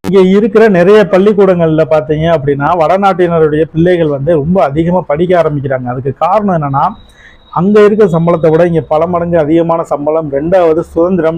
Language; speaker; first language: Tamil; native; Tamil